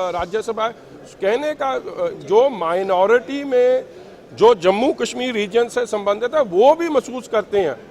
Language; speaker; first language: Urdu; non-native, local second language; Punjabi